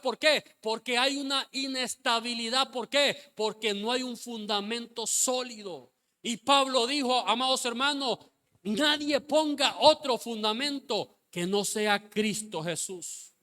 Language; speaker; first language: Spanish; native; Spanish